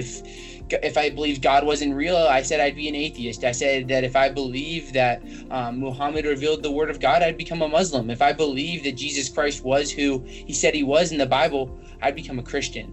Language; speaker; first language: English; native; English